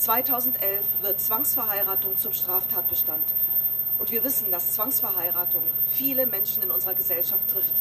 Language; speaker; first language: German; native; German